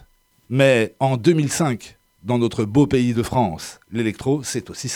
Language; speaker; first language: French; native; French